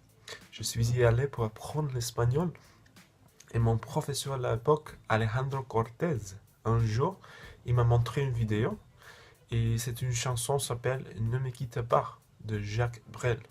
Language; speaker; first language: French; non-native, fluent; English